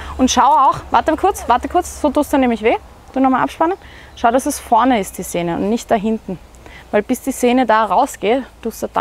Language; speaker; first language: German; native; German